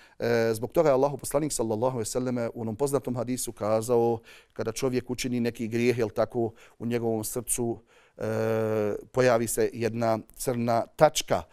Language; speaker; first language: Bosnian; native; Bosnian